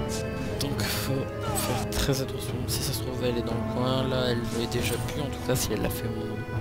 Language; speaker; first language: French; native; French